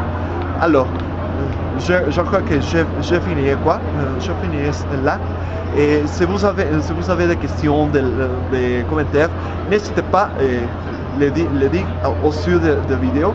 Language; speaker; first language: French; non-native, learner; Spanish